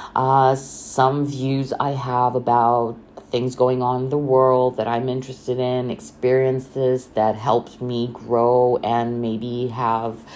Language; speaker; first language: English; non-native, fluent; Romanian